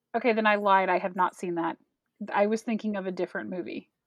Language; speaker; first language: English; native; English